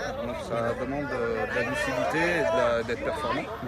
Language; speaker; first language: French; native; French